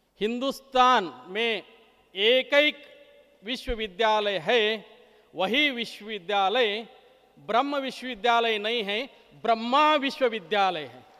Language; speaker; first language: Hindi; non-native, local second language; Marathi